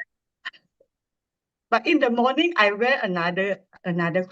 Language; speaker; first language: English; non-native, learner; Indonesian